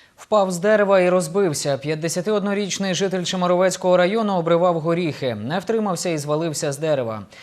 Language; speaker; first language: Ukrainian; native; Ukrainian